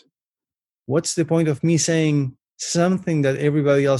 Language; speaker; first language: English; non-native, fluent; Spanish